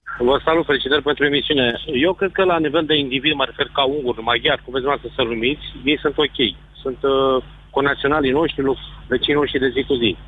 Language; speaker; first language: Romanian; native; Romanian